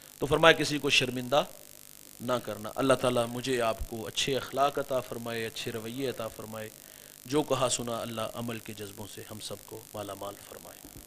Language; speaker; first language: Urdu; non-native, local second language; Punjabi